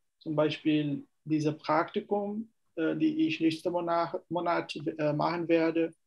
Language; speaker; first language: German; non-native, learner; Portuguese